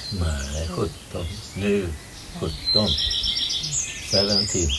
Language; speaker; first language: English; non-native, learner; Swedish